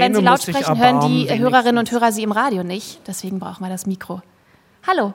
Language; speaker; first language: German; native; German